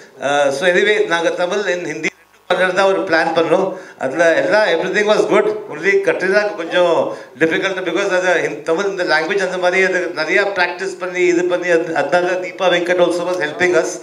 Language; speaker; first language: Tamil; early bilingual, heritage; Tamil